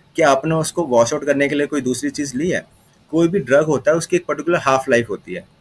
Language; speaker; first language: Hindi; native; Hindi